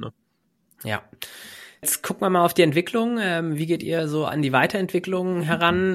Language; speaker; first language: German; native; German